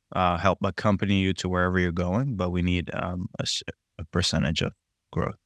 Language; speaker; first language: English; non-native, local second language; Kinyarwanda